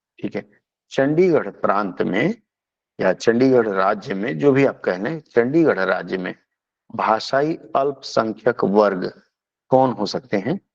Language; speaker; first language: Hindi; native; Hindi